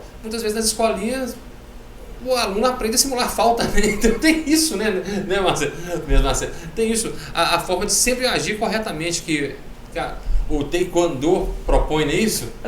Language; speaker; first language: Portuguese; native; Portuguese